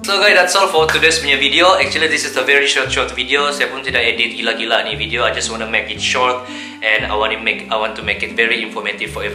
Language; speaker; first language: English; non-native, local second language; Malay